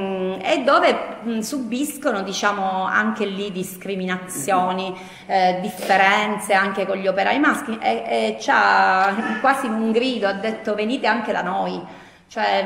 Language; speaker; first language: Italian; native; Italian